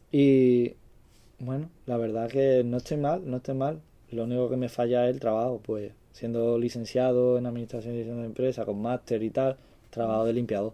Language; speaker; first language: Spanish; native; Spanish